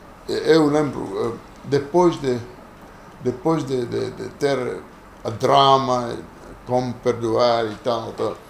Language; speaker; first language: Portuguese; non-native, local second language; Kongo